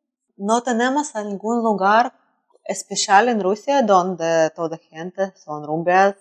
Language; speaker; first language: Spanish; non-native, learner; Russian